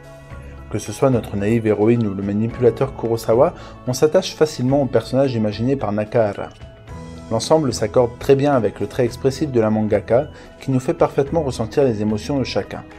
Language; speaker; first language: French; native; French